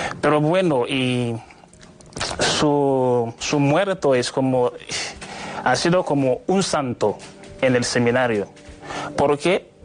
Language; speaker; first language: Spanish; non-native, learner; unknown